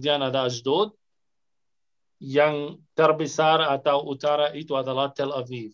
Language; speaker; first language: Indonesian; non-native, fluent; Arabic